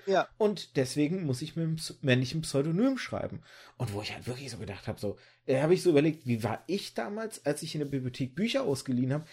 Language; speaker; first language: German; early bilingual, other home language; Russian